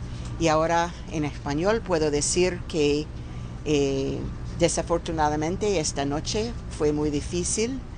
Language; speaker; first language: Spanish; non-native, fluent; English